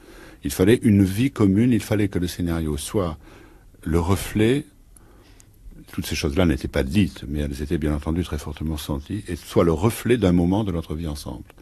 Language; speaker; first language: French; native; French